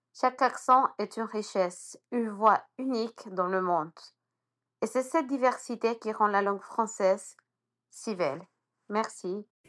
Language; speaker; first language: French; non-native, fluent; Spanish